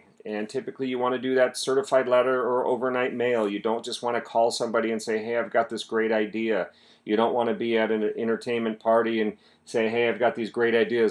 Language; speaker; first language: English; native; English